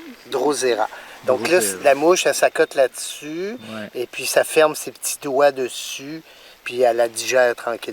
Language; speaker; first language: French; native; French